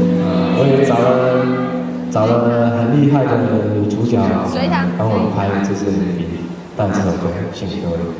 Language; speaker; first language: Chinese; non-native, local second language; Amis